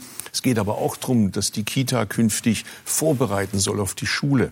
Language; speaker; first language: German; early bilingual, other home language; Turkish